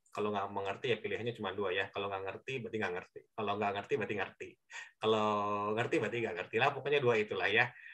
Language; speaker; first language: Indonesian; native; Indonesian